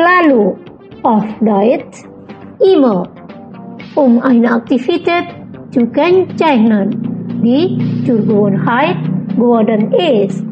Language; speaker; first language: German; non-native, fluent; Indonesian